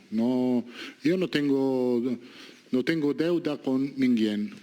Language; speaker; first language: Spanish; non-native, fluent; Italian